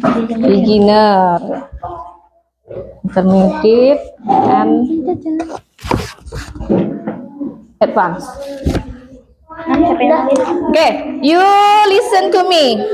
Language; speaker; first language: English; non-native, local second language; Indonesian